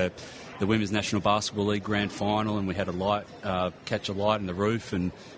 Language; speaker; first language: English; native; English